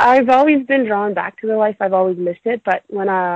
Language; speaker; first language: English; native; English